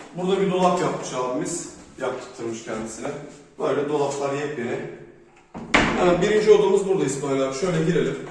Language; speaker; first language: Turkish; native; Turkish